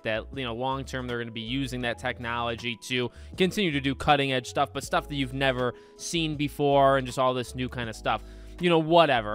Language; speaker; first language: English; native; English